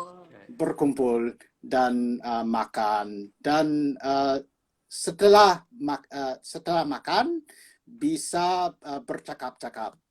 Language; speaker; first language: Indonesian; non-native, fluent; English